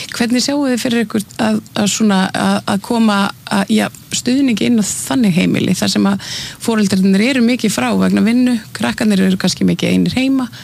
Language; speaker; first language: Icelandic; native; Icelandic